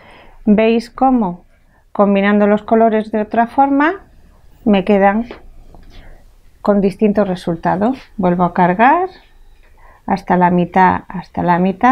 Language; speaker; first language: Spanish; native; Spanish